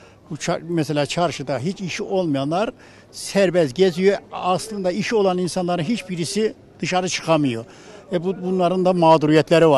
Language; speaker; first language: Turkish; native; Turkish